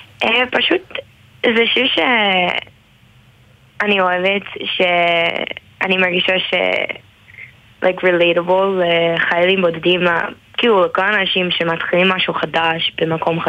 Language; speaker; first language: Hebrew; non-native, learner; English